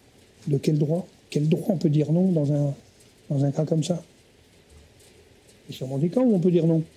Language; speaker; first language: French; native; French